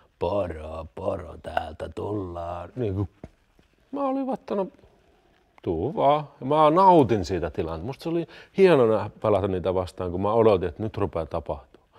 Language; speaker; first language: Finnish; native; Finnish